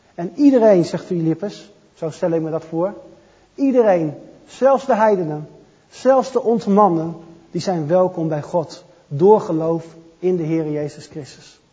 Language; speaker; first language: Dutch; native; Dutch